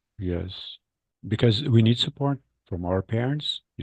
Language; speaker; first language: English; non-native, fluent; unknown